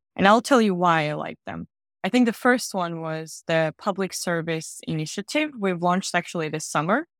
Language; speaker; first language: English; non-native, fluent; Georgian